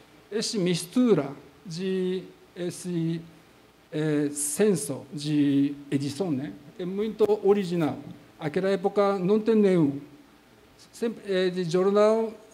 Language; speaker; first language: Portuguese; non-native, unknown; Japanese